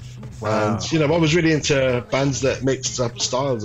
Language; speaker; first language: English; native; English